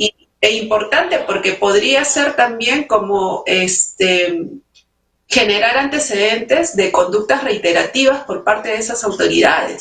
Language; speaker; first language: Spanish; native; Spanish